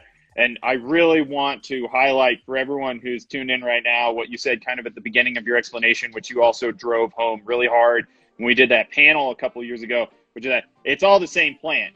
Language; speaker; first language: English; native; English